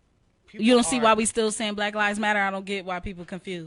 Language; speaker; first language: English; native; English